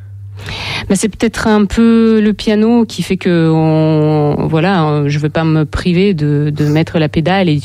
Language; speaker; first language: French; non-native, fluent; Russian